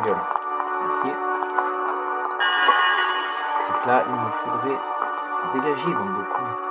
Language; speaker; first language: French; native; French